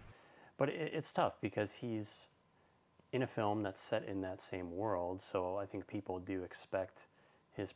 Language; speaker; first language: English; native; English